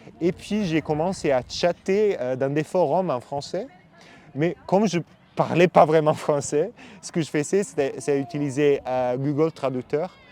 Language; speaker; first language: French; non-native, fluent; Italian